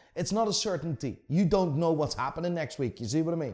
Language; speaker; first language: English; non-native, fluent; Dutch